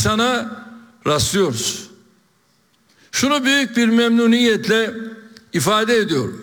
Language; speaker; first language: Turkish; native; Turkish